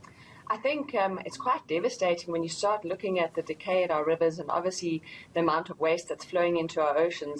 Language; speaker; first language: English; native; English